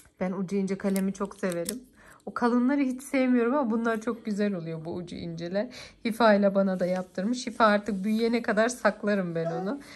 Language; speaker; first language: Turkish; early bilingual, heritage; Turkish